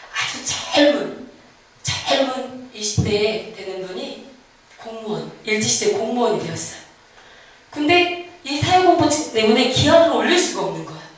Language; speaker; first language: Korean; native; Korean